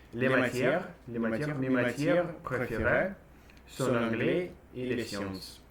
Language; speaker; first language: French; non-native, learner; Russian